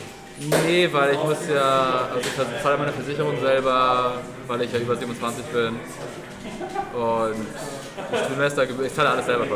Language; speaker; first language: German; native; German